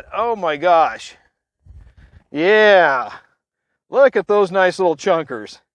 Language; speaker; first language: English; native; English